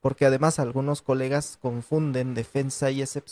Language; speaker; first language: Spanish; native; Spanish